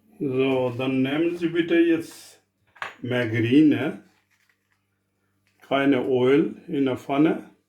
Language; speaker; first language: German; non-native, learner; Urdu